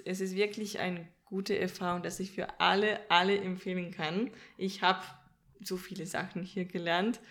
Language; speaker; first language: German; non-native, fluent; Danish